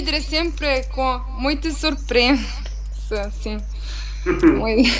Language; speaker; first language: Portuguese; non-native, learner; Italian